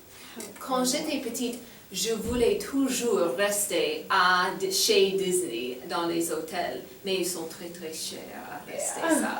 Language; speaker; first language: French; non-native, fluent; English